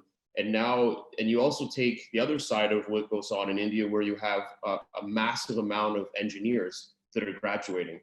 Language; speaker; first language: English; native; English